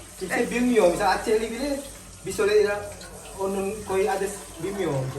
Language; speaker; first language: Turkish; non-native, learner; Indonesian